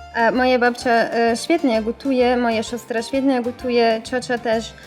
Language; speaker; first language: Polish; non-native, learner; Italian